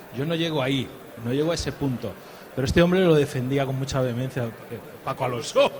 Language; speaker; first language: Spanish; native; Spanish